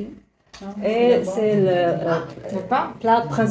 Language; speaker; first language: French; non-native, learner; Uzbek